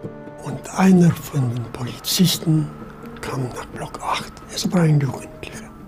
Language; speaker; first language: German; non-native, fluent; Polish